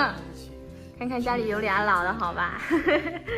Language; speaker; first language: Chinese; native; Chinese